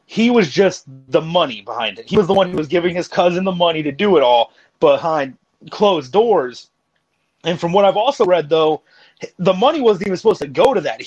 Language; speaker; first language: English; native; English